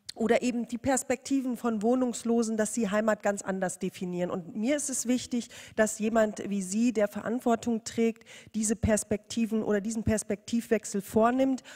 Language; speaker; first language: German; native; German